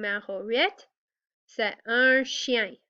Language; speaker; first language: French; non-native, fluent; English